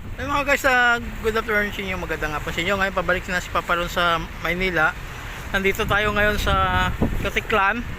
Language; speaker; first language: Filipino; non-native, local second language; Hiligaynon